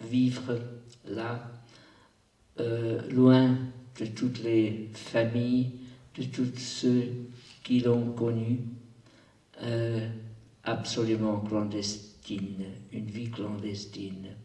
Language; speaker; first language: French; non-native, local second language; German